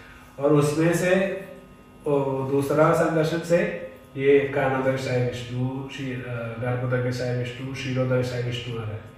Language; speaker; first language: Hindi; non-native, fluent; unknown